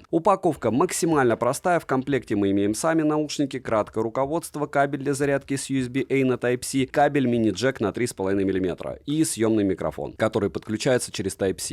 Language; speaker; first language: Russian; native; Russian